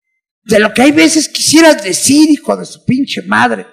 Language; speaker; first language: Spanish; native; Spanish